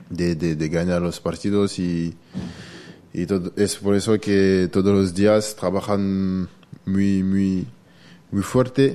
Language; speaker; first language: Spanish; non-native, learner; French